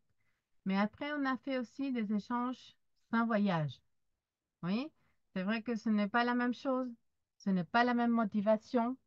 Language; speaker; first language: French; non-native, fluent; Spanish